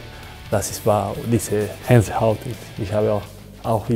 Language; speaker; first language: German; non-native, learner; Spanish